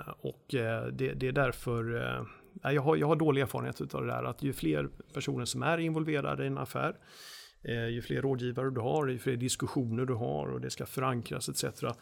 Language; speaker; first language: Swedish; native; Swedish